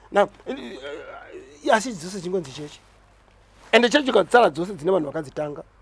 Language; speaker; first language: Shona; native; Shona